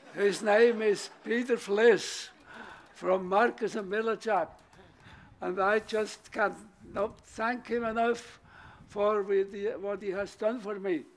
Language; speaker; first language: English; non-native, fluent; German